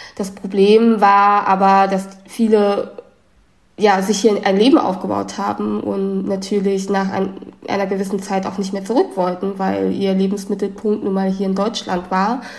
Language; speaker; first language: German; early bilingual, other home language; Vietnamese